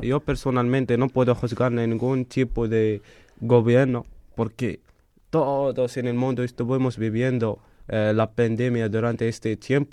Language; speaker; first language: Spanish; non-native, fluent; Arabic